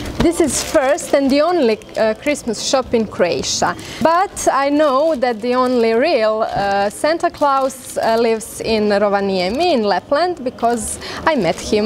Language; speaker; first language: English; non-native, fluent; Croatian